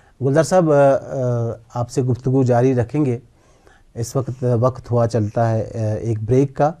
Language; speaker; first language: Urdu; non-native, local second language; Kashmiri